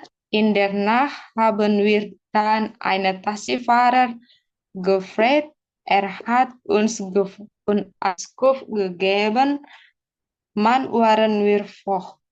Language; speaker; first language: German; non-native, learner; Indonesian